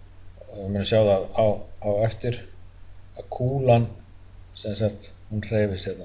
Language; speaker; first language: Icelandic; native; Icelandic